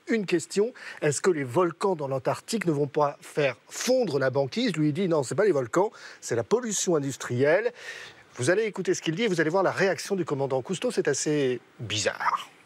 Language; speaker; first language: French; native; French